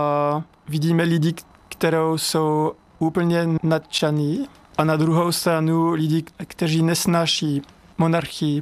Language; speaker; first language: Czech; non-native, fluent; French